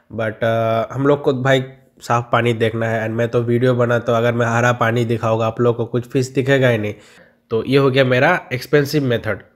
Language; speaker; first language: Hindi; non-native, local second language; Bangla